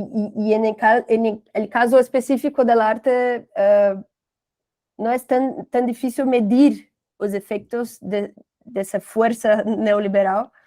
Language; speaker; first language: Spanish; non-native, fluent; Portuguese